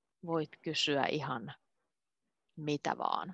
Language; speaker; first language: Finnish; native; Finnish